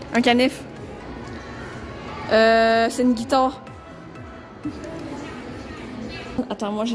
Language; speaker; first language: French; native; French